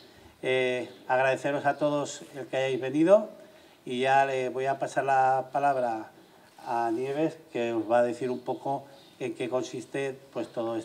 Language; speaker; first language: Spanish; native; Spanish